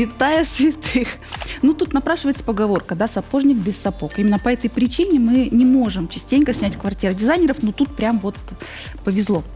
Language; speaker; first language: Russian; native; Russian